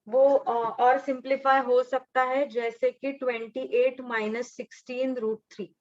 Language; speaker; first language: Hindi; non-native, local second language; Marathi